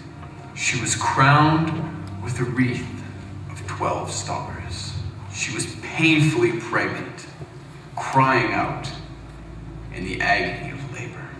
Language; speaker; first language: English; native; English